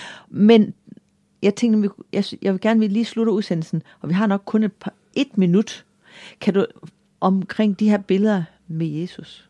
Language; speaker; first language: Danish; native; Danish